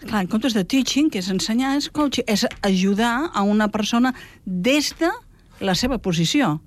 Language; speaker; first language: Catalan; native; Catalan